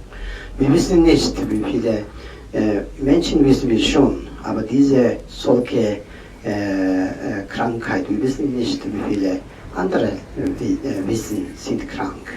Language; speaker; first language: German; non-native, learner; Tibetan